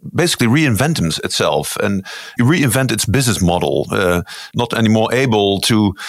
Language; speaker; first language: English; non-native, fluent; Dutch